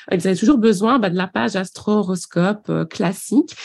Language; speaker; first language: French; native; French